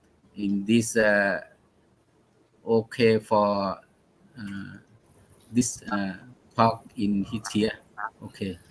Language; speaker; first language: English; non-native, learner; Thai